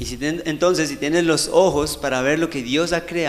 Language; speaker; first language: Spanish; native; Spanish